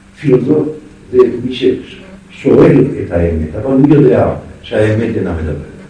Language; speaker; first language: Hebrew; non-native, fluent; French